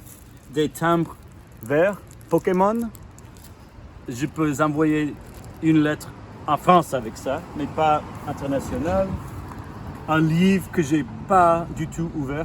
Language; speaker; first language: French; non-native, fluent; English